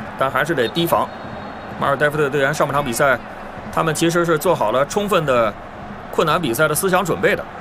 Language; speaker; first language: Chinese; native; Chinese